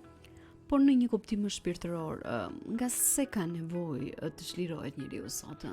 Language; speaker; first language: Albanian; native; Albanian